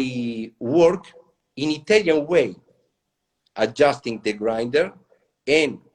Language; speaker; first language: English; non-native, learner; Italian